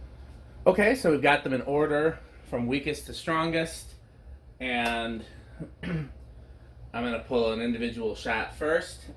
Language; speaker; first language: English; native; English